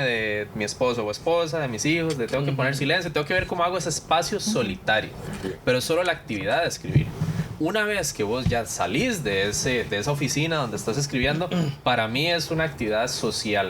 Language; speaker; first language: Spanish; native; Spanish